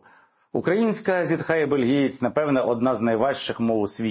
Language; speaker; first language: Ukrainian; native; Ukrainian